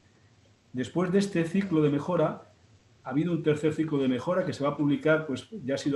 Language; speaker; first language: Spanish; native; Spanish